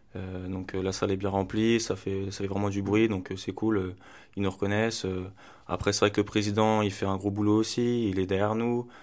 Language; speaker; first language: French; native; French